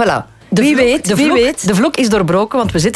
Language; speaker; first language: Dutch; native; Dutch